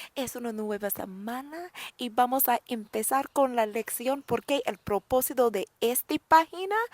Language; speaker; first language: Spanish; non-native, fluent; English